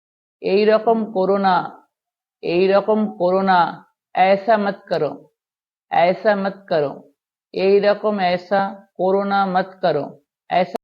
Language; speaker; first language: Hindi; non-native, local second language; Bangla